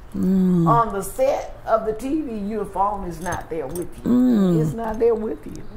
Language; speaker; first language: English; native; English